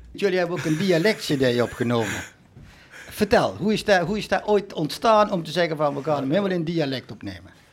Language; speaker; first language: Dutch; native; Dutch